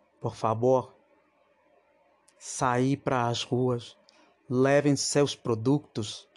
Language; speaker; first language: Portuguese; non-native, fluent; Spanish